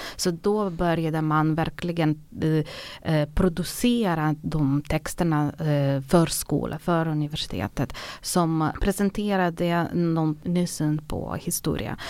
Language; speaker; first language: Swedish; non-native, fluent; Ukrainian